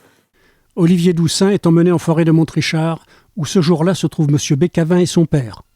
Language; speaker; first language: French; native; French